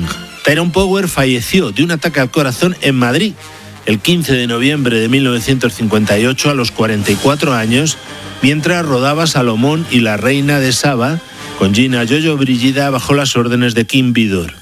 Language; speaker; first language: Spanish; native; Spanish